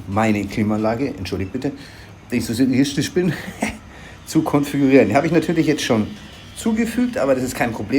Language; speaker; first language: German; native; German